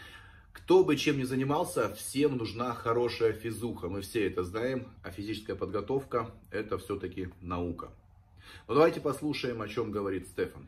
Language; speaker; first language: Russian; native; Russian